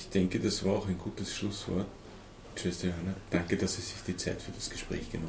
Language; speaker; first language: German; native; German